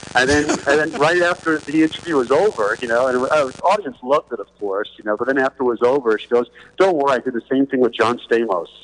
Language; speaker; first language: English; native; English